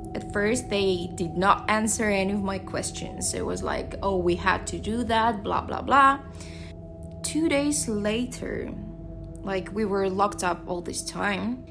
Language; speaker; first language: English; non-native, fluent; Russian